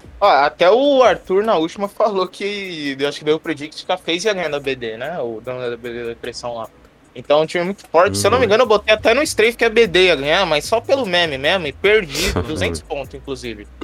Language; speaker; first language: Portuguese; native; Portuguese